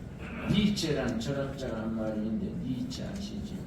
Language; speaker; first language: Korean; native; Korean